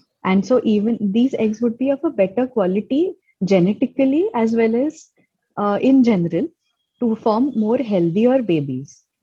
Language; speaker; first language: English; non-native, local second language; Marathi